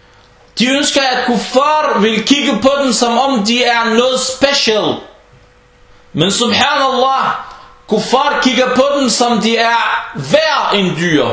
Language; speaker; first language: Danish; early bilingual, other home language; Arabic